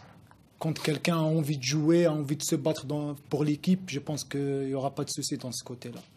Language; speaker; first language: French; non-native, local second language; Arabic